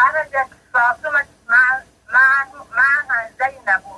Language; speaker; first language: Arabic; non-native, learner; Swahili